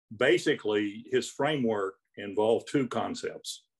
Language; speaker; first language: English; native; English